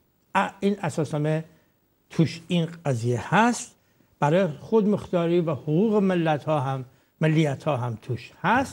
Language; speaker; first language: Persian; native; Persian